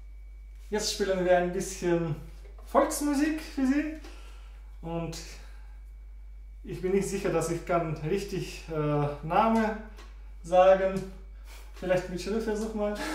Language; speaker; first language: German; non-native, fluent; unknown